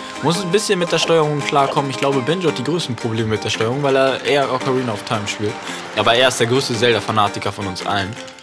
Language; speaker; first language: German; native; German